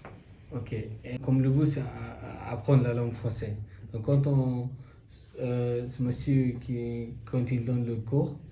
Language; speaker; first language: French; non-native, learner; Bangla